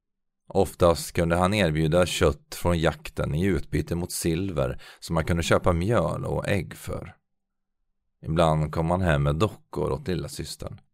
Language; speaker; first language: Swedish; native; Swedish